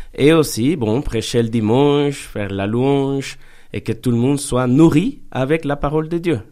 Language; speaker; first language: French; non-native, fluent; Spanish